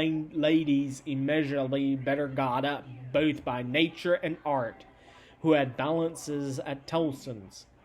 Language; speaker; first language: English; native; English